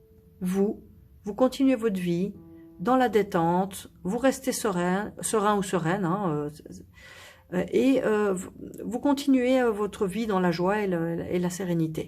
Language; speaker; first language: French; native; French